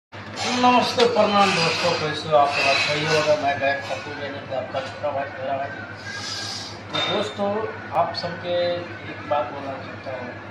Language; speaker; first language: Hindi; non-native, local second language; Maithili